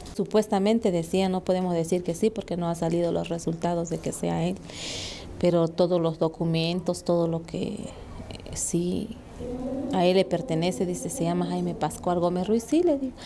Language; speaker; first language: Spanish; native; Spanish